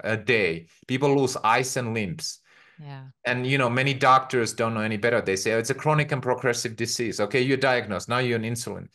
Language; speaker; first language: English; non-native, fluent; Finnish